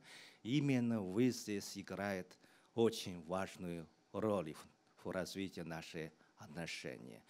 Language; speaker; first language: Russian; non-native, fluent; Chinese